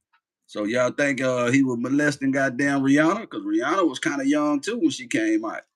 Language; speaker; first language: English; native; English